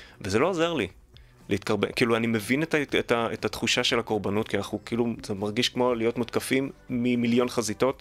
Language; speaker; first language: Hebrew; native; Hebrew